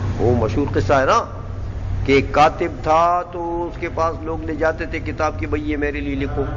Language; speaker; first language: Urdu; non-native, local second language; Pashto